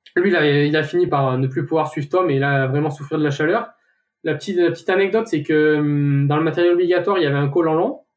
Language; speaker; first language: French; native; French